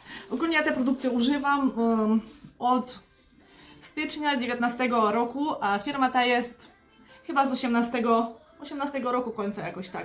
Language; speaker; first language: Polish; non-native, fluent; Ukrainian